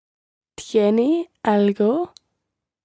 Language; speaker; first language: Spanish; non-native, learner; English